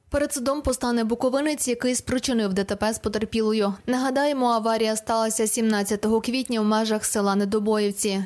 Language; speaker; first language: Ukrainian; native; Ukrainian